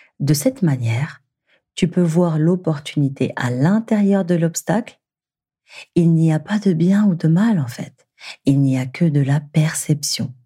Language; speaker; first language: French; native; French